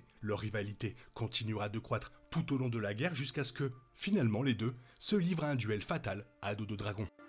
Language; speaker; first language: French; native; French